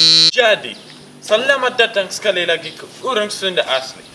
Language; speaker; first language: Indonesian; non-native, fluent; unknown